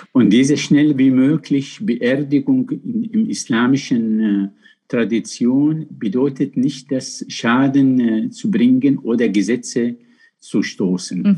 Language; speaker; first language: German; non-native, fluent; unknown